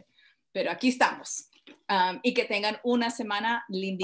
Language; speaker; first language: Spanish; early bilingual, other home language; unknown